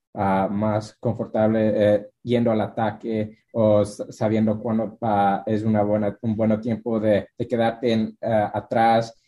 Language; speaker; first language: Spanish; early bilingual, heritage; Spanish